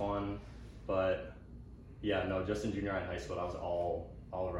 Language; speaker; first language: English; native; English